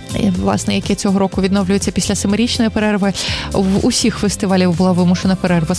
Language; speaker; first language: Ukrainian; native; Ukrainian